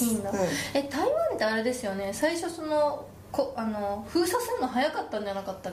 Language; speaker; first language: Japanese; native; Japanese